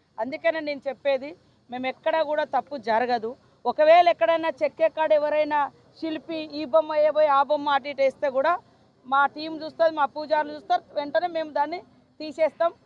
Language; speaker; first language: Telugu; native; Telugu